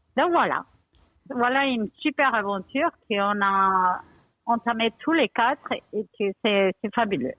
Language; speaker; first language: French; non-native, fluent; Spanish